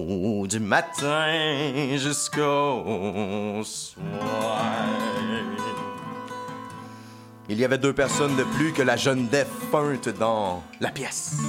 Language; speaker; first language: French; native; French